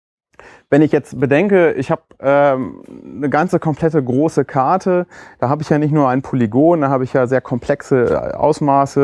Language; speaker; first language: German; native; German